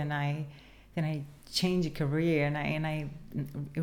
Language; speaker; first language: English; non-native, fluent; Portuguese